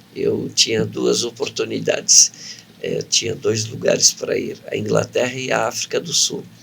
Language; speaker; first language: Portuguese; early bilingual, other home language; Arabic